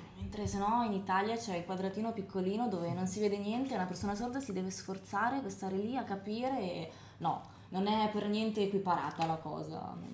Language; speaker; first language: Italian; native; Italian